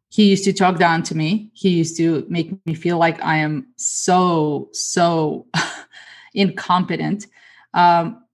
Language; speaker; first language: English; early bilingual, other home language; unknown